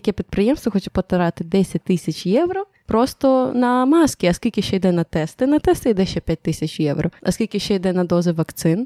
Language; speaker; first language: Ukrainian; native; Ukrainian